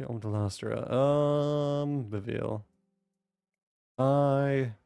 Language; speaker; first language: Dutch; non-native, learner; English